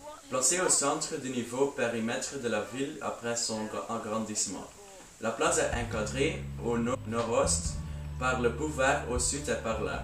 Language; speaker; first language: French; non-native, learner; Dutch